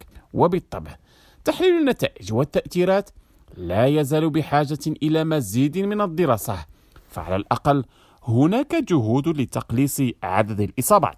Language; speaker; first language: Arabic; non-native, fluent; Indonesian